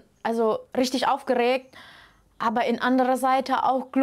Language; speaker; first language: German; non-native, learner; Indonesian